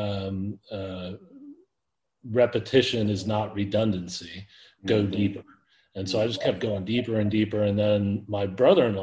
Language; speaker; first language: English; native; English